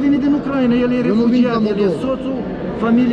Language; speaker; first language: Romanian; native; Romanian